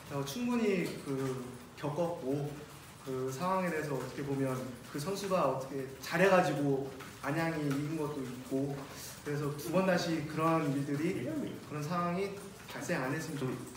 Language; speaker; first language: Korean; native; Korean